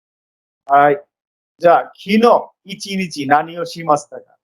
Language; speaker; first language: Japanese; non-native, fluent; Bangla